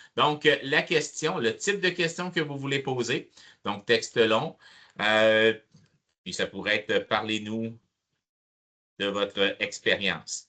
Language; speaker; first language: French; native; French